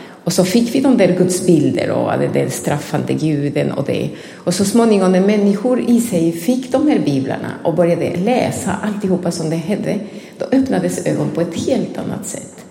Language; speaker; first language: Swedish; non-native, fluent; Spanish